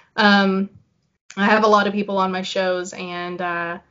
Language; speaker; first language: English; native; English